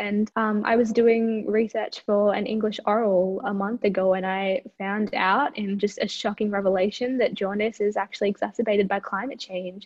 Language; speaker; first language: English; early bilingual, other home language; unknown